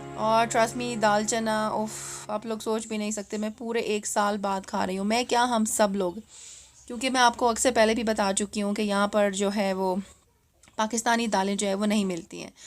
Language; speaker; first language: Urdu; native; Urdu